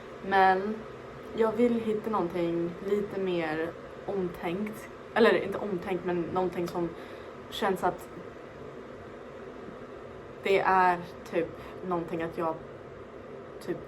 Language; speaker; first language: Swedish; non-native, fluent; English